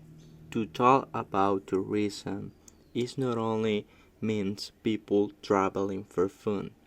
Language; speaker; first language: English; non-native, learner; Spanish